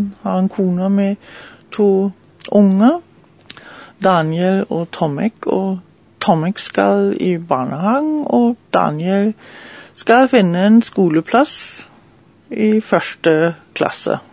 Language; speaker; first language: Norwegian; non-native, learner; German